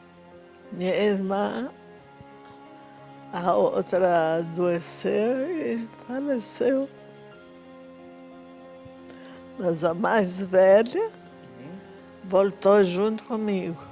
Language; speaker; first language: Portuguese; non-native, fluent; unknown